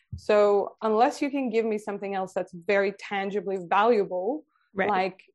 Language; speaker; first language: English; non-native, fluent; Swedish